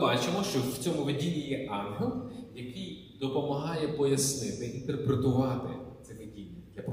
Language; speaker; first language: Ukrainian; native; Ukrainian